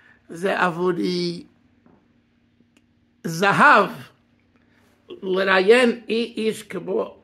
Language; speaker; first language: Hebrew; non-native, learner; English